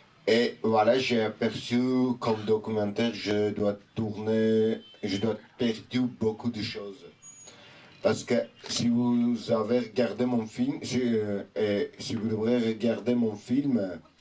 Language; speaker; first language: French; non-native, fluent; Armenian